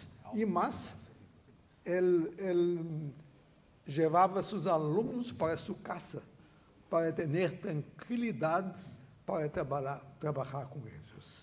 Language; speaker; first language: Spanish; non-native, fluent; Portuguese